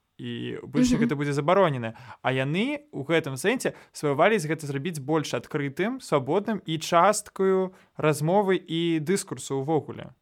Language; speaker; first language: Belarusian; non-native, local second language; Russian